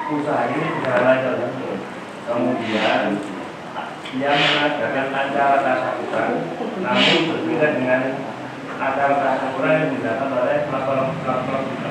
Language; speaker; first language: Indonesian; native; Indonesian